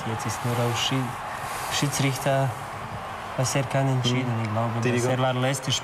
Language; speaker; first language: German; non-native, learner; Croatian